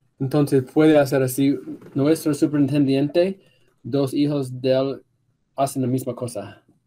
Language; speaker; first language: Spanish; non-native, learner; English